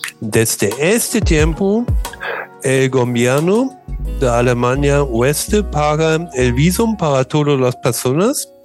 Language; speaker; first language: Spanish; non-native, learner; German